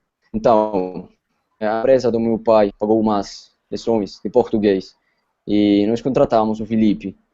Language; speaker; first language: Portuguese; non-native, fluent; Spanish